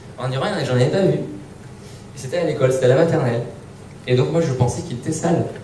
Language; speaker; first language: French; early bilingual, other home language; Persian